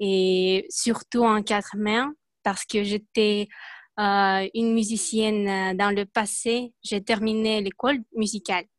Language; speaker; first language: French; non-native, learner; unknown